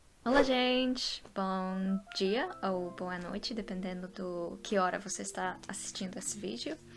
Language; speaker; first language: Portuguese; non-native, fluent; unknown